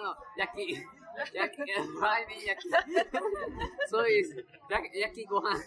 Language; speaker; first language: English; non-native, fluent; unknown